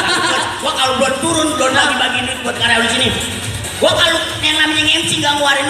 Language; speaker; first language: Indonesian; native; Indonesian